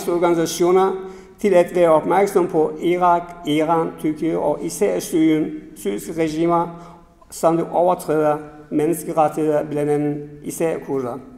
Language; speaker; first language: Danish; non-native, fluent; Kurdish